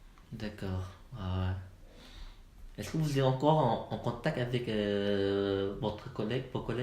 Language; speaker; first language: French; non-native, learner; Malay